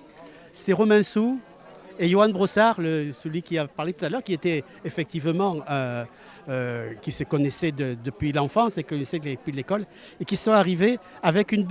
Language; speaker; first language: French; native; French